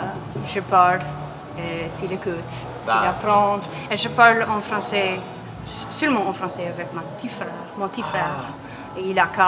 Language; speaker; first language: French; non-native, local second language; English